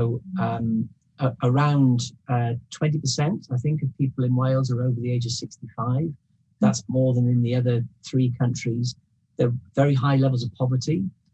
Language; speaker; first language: English; native; English